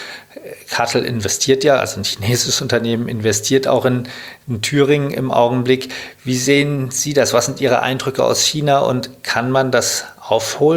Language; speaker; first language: German; native; German